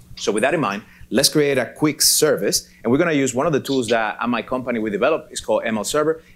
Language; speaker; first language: English; non-native, fluent; Spanish